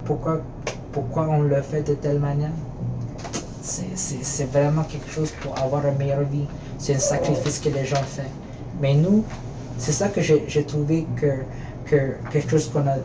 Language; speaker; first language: French; early bilingual, other home language; Filipino